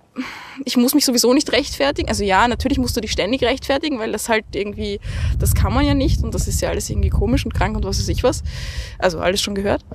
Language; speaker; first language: German; native; German